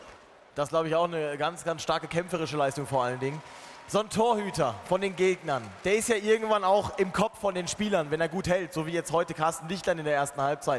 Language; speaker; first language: German; native; German